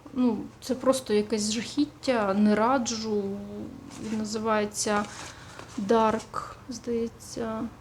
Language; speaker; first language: Ukrainian; non-native, local second language; Russian